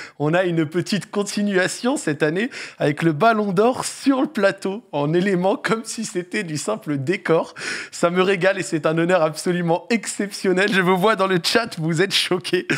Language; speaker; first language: French; native; French